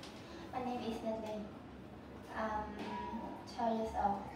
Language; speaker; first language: English; non-native, learner; Vietnamese